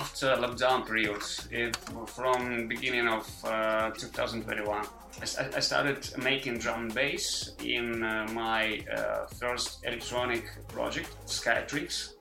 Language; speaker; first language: English; non-native, learner; Ukrainian